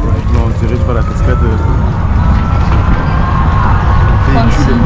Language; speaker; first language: French; native; French